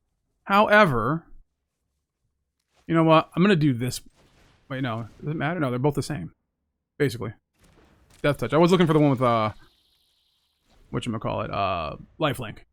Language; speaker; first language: English; native; English